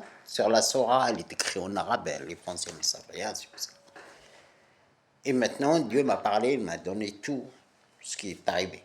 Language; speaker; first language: French; non-native, local second language; Arabic